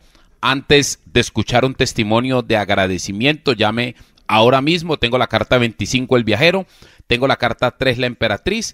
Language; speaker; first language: Spanish; native; Spanish